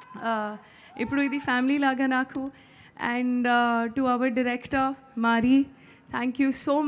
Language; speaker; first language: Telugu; non-native, local second language; Hindi